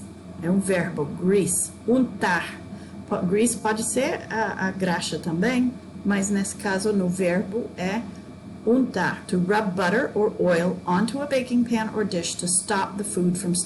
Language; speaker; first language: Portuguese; non-native, fluent; English